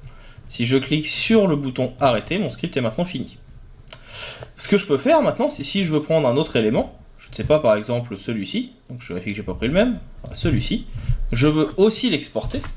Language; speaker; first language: French; native; French